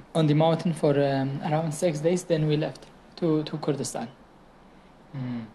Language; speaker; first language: English; non-native, fluent; Kurdish